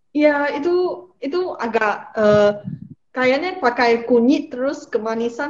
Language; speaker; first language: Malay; non-native, local second language; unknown